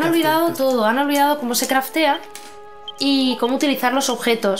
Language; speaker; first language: Spanish; native; Spanish